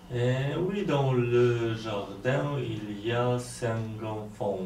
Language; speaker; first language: French; non-native, learner; Polish